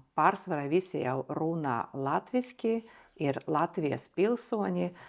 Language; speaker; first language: Latvian; early bilingual, other home language; Belarusian